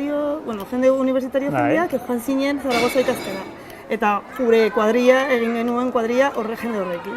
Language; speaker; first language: Basque; non-native, learner; Spanish